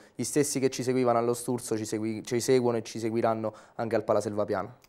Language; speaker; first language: Italian; native; Italian